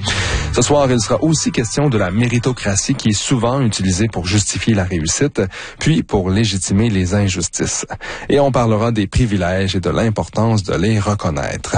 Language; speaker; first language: French; native; French